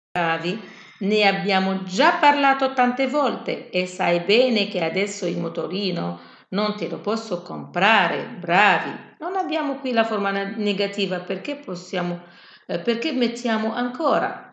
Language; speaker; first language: Italian; non-native, fluent; Arabic